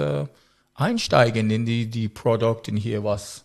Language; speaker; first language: German; non-native, learner; English